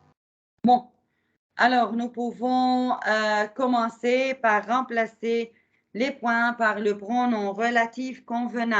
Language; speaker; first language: French; non-native, fluent; Arabic